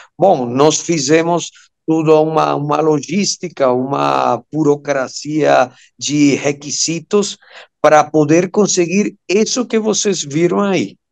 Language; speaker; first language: Portuguese; non-native, fluent; Spanish